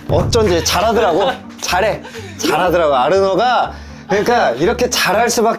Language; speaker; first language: Korean; native; Korean